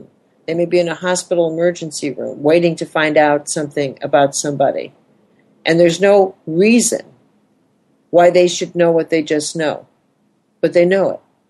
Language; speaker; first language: English; native; English